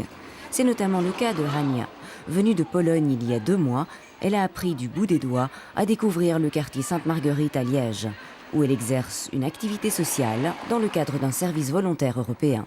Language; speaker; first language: French; native; French